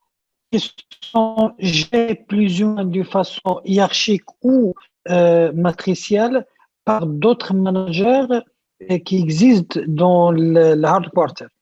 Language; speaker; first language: French; non-native, local second language; Arabic